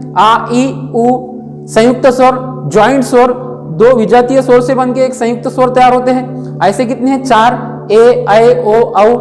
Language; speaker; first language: Hindi; non-native, local second language; Marathi